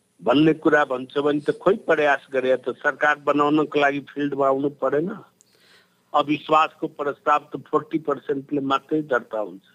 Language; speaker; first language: Nepali; non-native, local second language; Bhojpuri